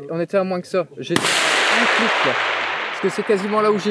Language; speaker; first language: French; native; French